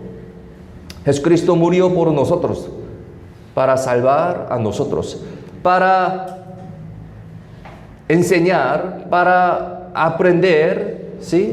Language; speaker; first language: Spanish; non-native, fluent; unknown